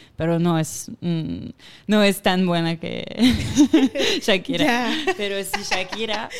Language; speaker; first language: Spanish; non-native, fluent; French